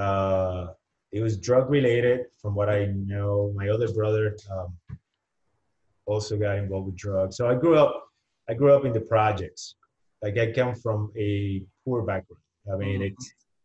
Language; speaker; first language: English; non-native, fluent; Spanish